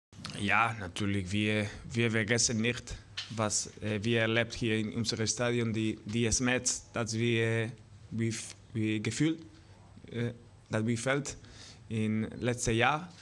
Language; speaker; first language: German; non-native, learner; Spanish